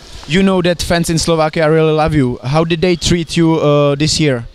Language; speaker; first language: English; non-native, fluent; Czech